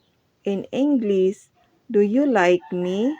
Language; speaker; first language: English; non-native, local second language; Filipino